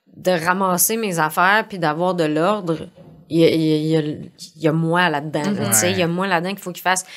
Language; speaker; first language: French; native; French